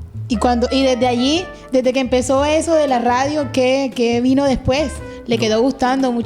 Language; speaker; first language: Spanish; native; Spanish